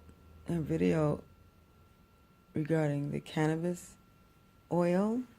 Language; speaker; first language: English; native; English